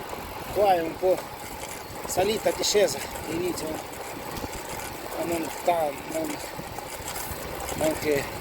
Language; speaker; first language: Italian; non-native, fluent; Romanian